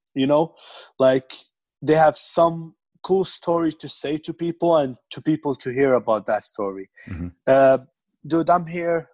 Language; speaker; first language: English; non-native, fluent; Arabic